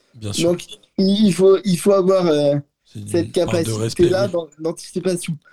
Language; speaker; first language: French; native; French